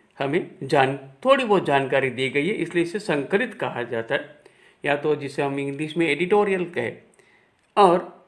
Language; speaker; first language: Hindi; non-native, local second language; Gujarati